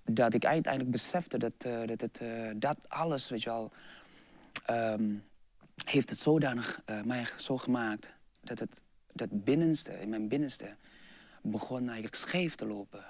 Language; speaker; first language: Dutch; non-native, fluent; Indonesian